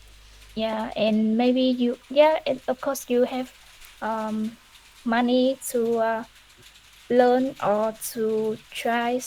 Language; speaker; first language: English; non-native, learner; Vietnamese